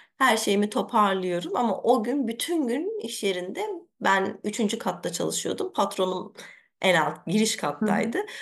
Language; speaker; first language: Turkish; early bilingual, heritage; Turkish